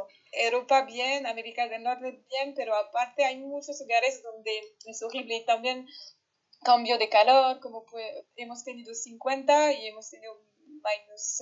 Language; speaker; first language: Spanish; non-native, fluent; French